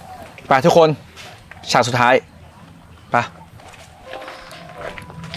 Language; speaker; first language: Thai; native; Thai